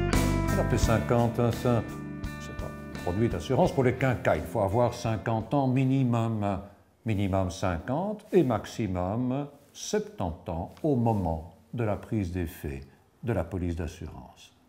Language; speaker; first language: French; native; French